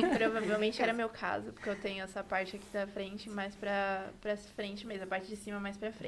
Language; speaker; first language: Portuguese; native; Portuguese